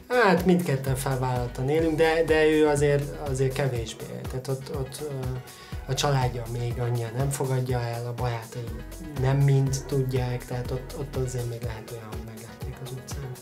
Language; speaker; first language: Hungarian; native; Hungarian